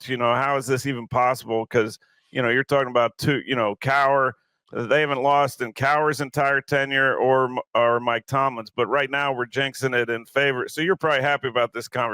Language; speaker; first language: English; native; English